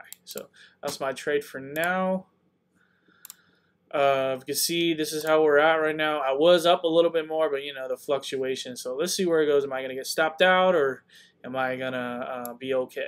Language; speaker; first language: English; native; English